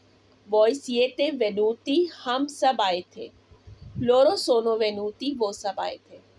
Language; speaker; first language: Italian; non-native, learner; Urdu